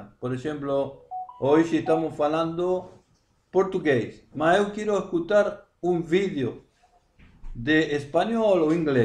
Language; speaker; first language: Spanish; non-native, learner; Portuguese